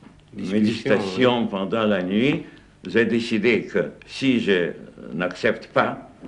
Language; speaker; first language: French; non-native, fluent; Russian